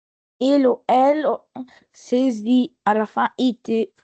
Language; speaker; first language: French; non-native, local second language; Arabic